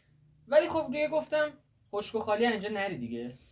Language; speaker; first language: Persian; native; Persian